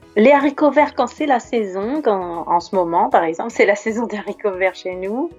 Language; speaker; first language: French; native; French